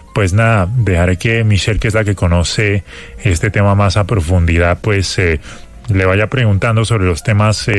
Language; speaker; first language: Spanish; native; Spanish